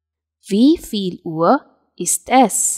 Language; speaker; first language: German; non-native, fluent; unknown